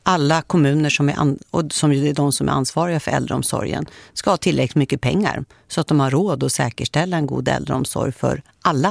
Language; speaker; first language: Swedish; native; Swedish